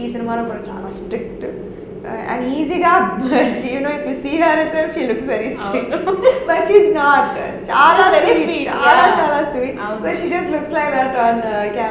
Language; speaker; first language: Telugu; non-native, local second language; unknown